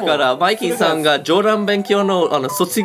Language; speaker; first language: Japanese; non-native, fluent; French